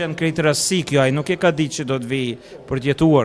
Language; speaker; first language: Albanian; native; Albanian